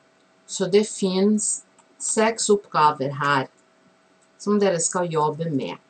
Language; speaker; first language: Norwegian; non-native, fluent; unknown